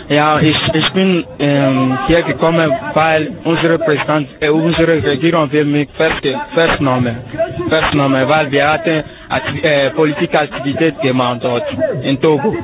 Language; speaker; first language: German; non-native, learner; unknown